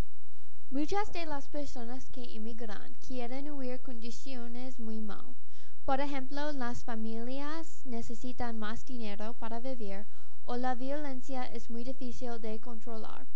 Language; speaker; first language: Spanish; non-native, learner; English